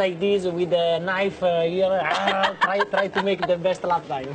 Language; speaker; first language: English; non-native, learner; Italian